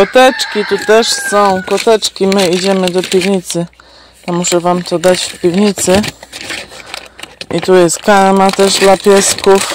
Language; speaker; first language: Polish; native; Polish